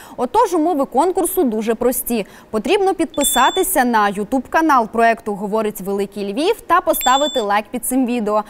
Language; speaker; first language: Ukrainian; native; Ukrainian